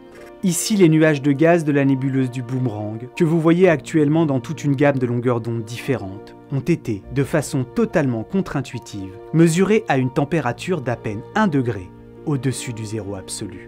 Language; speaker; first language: French; native; French